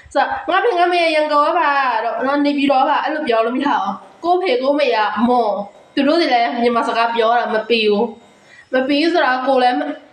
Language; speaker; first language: Burmese; non-native, local second language; Mon